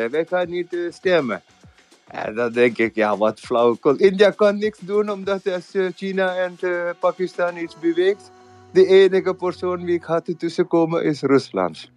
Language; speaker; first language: Dutch; non-native, fluent; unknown